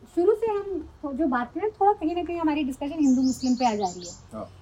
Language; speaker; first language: Hindi; native; Hindi